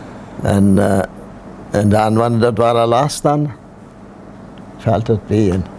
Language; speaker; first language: German; non-native, local second language; Plautdietsch